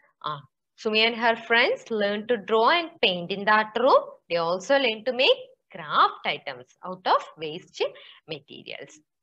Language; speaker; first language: English; non-native, local second language; Malayalam